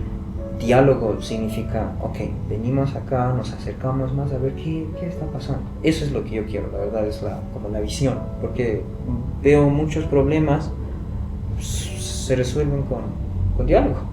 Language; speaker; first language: Spanish; non-native, fluent; Persian